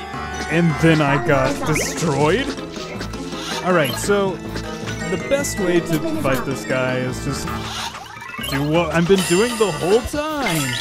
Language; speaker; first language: English; native; English